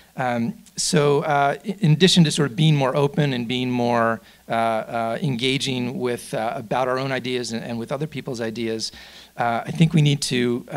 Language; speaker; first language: English; native; English